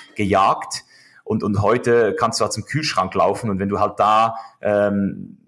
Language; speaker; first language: German; native; German